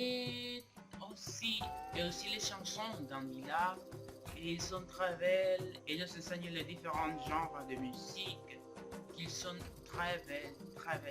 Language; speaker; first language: French; non-native, learner; Spanish